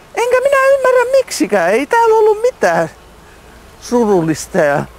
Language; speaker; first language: Finnish; early bilingual, heritage; Finnish